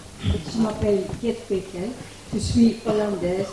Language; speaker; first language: French; non-native, fluent; Dutch